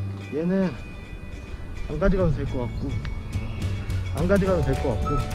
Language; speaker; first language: Korean; native; Korean